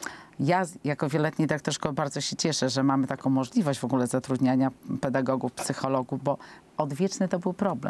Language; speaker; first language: Polish; native; Polish